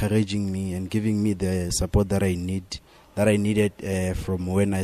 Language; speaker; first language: English; non-native, local second language; Zulu